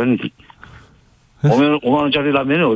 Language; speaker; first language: Korean; native; Korean